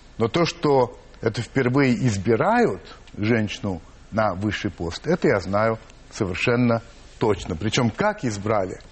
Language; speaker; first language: Russian; early bilingual, heritage; English